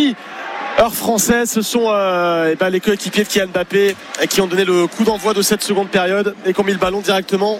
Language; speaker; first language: French; native; French